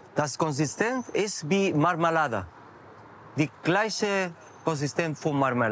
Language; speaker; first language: German; non-native, learner; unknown